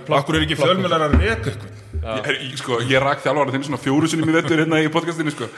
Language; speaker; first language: Icelandic; early bilingual, other home language; Russian